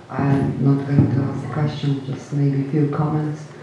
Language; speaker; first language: English; non-native, fluent; Croatian